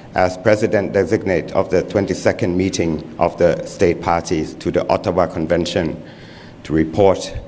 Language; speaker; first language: English; non-native, fluent; Thai